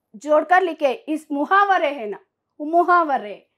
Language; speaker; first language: Hindi; non-native, local second language; Kannada